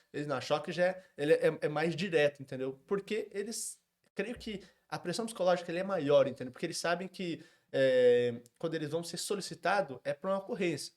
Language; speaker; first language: Portuguese; native; Portuguese